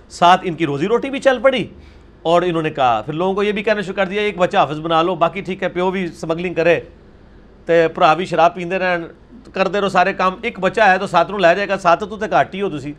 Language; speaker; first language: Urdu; non-native, local second language; Punjabi